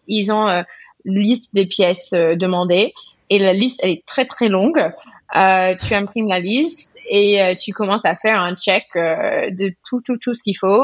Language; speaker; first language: French; non-native, fluent; English